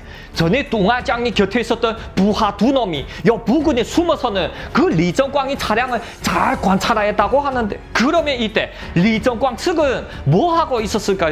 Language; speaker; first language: Korean; native; Korean